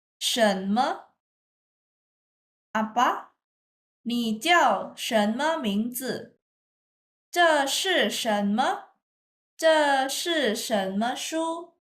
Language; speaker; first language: Chinese; non-native, fluent; Indonesian